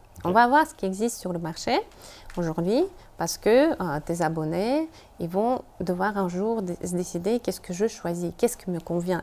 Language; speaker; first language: French; non-native, fluent; Russian